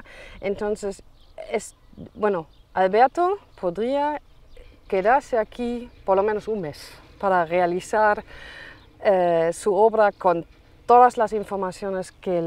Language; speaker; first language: Spanish; non-native, fluent; German